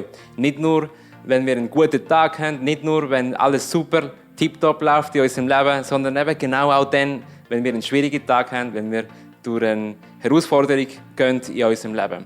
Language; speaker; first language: German; native; German